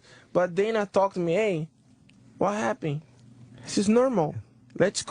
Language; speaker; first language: English; non-native, learner; Portuguese